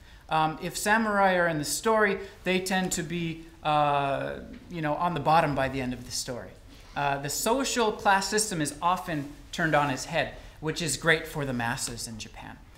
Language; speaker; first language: English; native; English